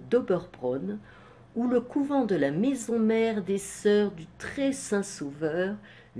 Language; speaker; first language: French; native; French